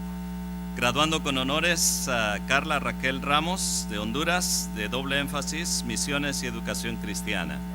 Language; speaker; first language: Spanish; native; Spanish